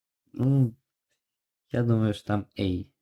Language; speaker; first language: Russian; non-native, local second language; Ukrainian